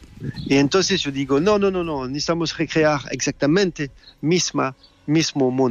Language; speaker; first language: Spanish; non-native, fluent; French